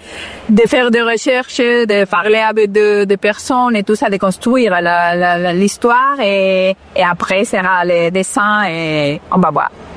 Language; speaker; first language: French; non-native, fluent; Spanish